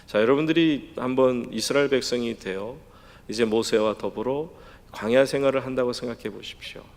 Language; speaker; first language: Korean; native; Korean